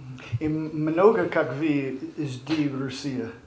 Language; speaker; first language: Russian; non-native, learner; English